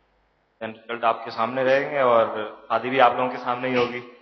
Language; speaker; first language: Hindi; native; Hindi